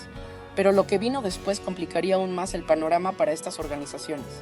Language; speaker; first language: Spanish; native; Spanish